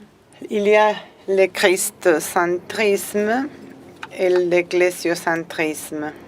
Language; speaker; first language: French; non-native, fluent; Spanish